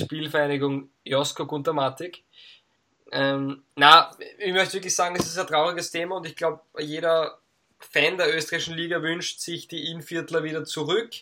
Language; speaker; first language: German; native; German